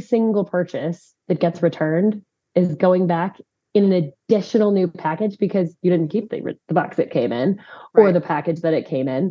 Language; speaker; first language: English; native; English